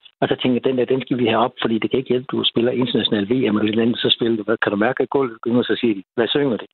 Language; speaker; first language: Danish; native; Danish